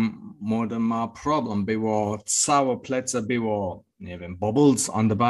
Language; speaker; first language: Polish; non-native, learner; English